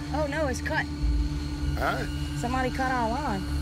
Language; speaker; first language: English; native; English